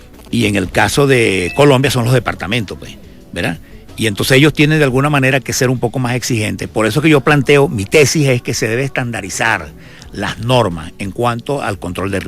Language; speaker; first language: Spanish; native; Spanish